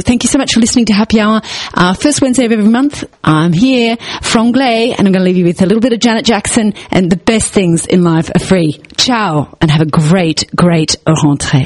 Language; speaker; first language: English; native; English